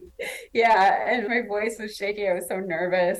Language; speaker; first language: English; native; English